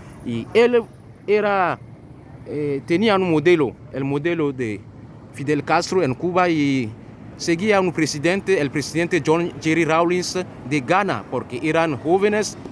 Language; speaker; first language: Spanish; non-native, fluent; French